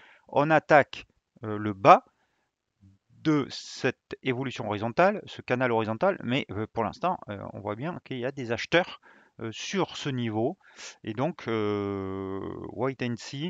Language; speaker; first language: French; native; French